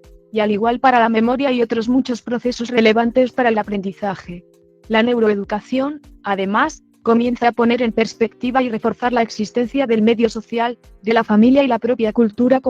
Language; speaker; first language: Spanish; native; Spanish